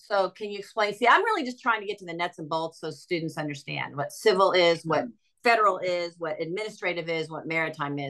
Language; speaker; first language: English; native; English